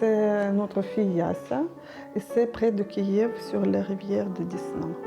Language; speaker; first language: French; non-native, learner; Ukrainian